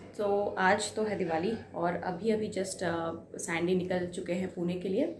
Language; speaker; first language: Hindi; non-native, local second language; Bangla